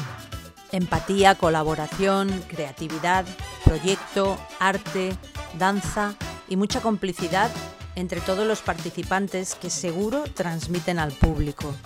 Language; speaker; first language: Spanish; native; Spanish